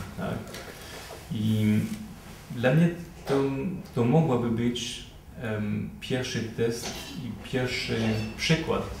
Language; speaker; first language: Polish; non-native, fluent; French